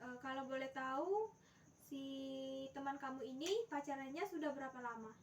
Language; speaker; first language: Indonesian; native; Indonesian